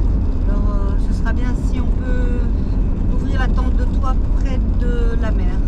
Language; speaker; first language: French; native; French